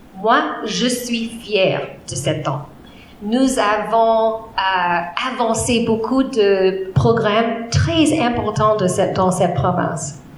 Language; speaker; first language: French; non-native, learner; English